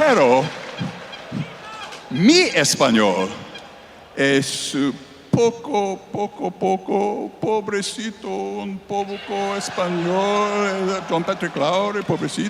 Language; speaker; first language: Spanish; non-native, learner; English